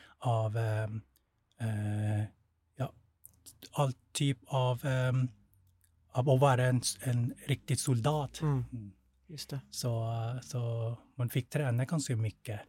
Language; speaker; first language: Swedish; non-native, fluent; Thai